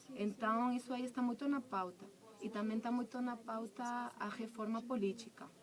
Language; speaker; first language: Portuguese; non-native, fluent; Spanish